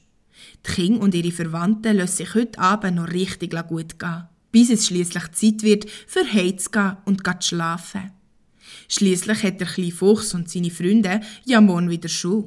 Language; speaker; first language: German; native; German